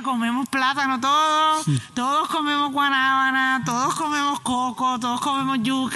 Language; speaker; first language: Spanish; native; Spanish